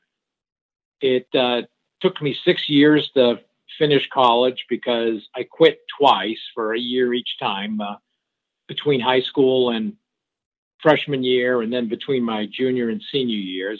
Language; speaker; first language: English; early bilingual, other home language; French